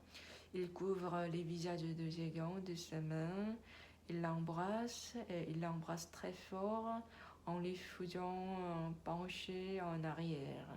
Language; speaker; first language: French; non-native, learner; Korean